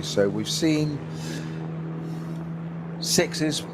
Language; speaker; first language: English; native; English